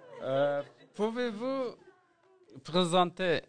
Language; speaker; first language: French; non-native, learner; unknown